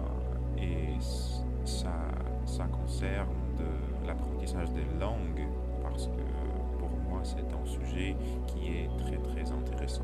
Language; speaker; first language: French; non-native, learner; Russian